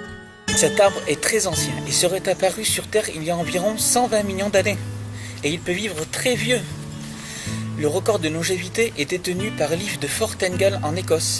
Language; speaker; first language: French; native; French